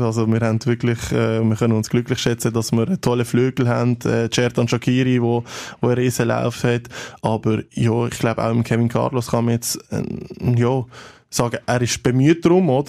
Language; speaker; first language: German; native; German